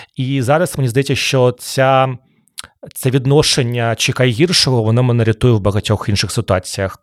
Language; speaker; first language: Ukrainian; native; Ukrainian